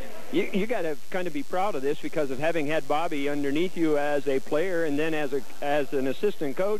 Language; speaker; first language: English; native; English